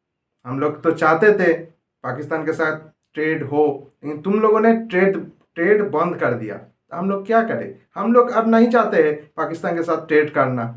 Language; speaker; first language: Hindi; non-native, local second language; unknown